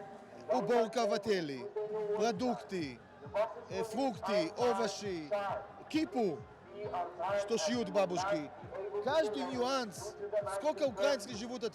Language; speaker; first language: Russian; non-native, learner; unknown